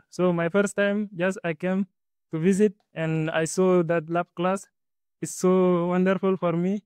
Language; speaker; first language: English; non-native, learner; Arabic